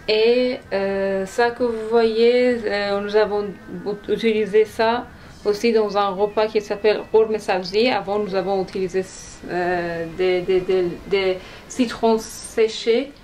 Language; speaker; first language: French; non-native, fluent; Persian